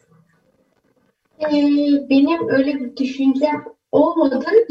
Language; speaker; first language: Turkish; early bilingual, other home language; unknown